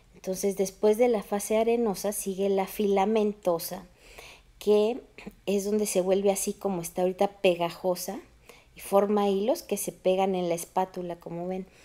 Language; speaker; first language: Spanish; native; Spanish